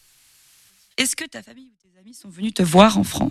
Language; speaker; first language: French; native; French